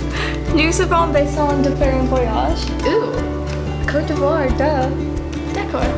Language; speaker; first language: French; non-native, learner; English